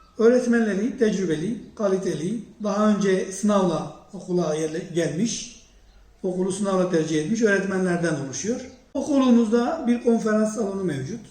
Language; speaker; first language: Turkish; native; Turkish